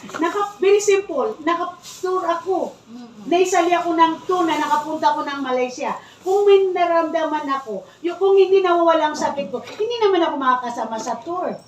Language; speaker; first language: Filipino; non-native, local second language; Maranao